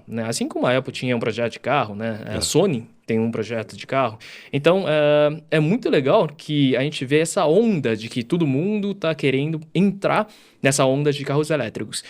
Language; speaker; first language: Portuguese; early bilingual, other home language; Chinese